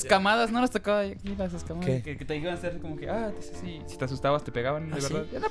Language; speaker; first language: Spanish; native; Spanish